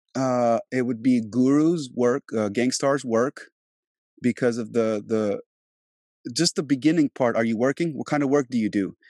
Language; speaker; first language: English; early bilingual, other home language; Albanian